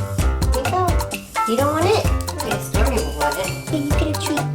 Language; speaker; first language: English; native; English